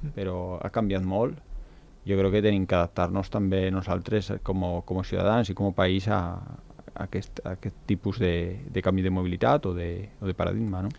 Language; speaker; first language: Catalan; non-native, local second language; Spanish